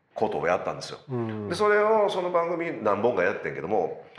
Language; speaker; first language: Japanese; native; Japanese